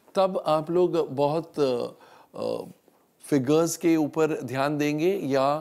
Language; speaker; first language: Hindi; native; Hindi